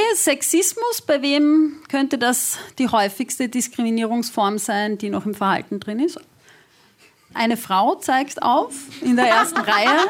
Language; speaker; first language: German; native; German